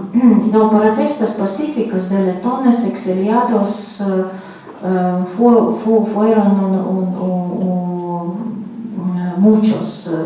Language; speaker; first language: Spanish; non-native, fluent; Latvian